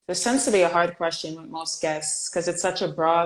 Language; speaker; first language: English; native; English